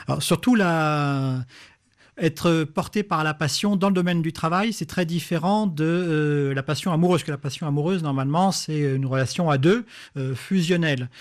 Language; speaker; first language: French; native; French